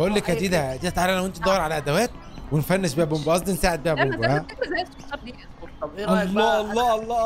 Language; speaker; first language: Arabic; native; Arabic